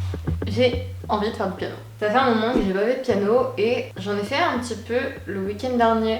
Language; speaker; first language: French; native; French